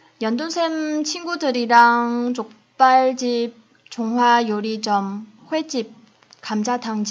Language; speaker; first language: Korean; non-native, fluent; Chinese